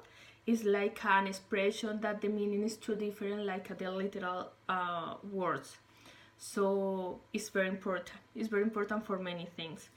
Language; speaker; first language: English; non-native, learner; Spanish